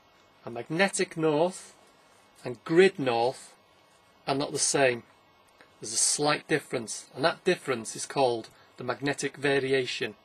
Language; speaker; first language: English; native; English